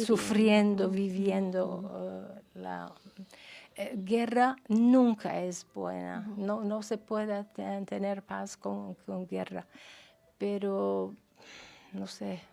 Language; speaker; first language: Spanish; non-native, fluent; Persian